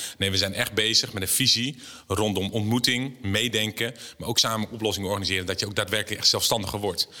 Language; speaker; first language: Dutch; native; Dutch